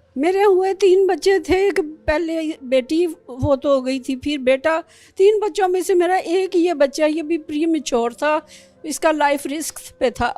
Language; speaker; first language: Urdu; non-native, local second language; Pashto